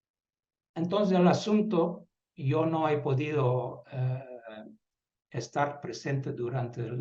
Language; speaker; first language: Spanish; non-native, fluent; Dutch